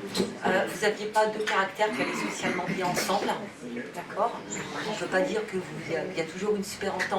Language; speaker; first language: French; native; French